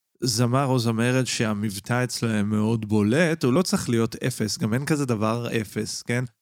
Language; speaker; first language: Hebrew; native; Hebrew